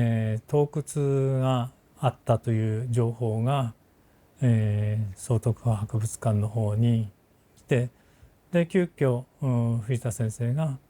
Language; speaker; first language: Japanese; native; Japanese